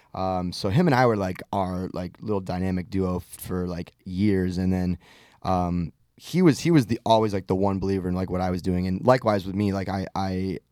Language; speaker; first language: English; native; English